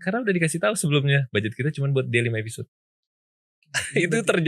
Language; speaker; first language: Indonesian; native; Indonesian